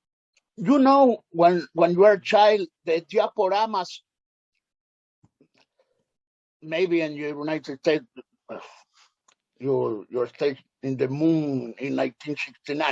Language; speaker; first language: English; non-native, learner; Spanish